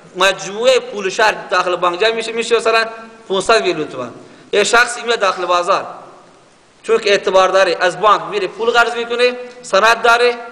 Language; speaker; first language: Persian; native; Persian